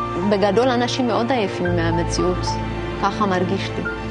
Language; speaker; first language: Hebrew; non-native, fluent; Amharic